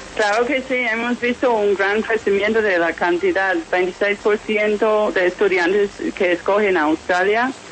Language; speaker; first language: Spanish; non-native, fluent; English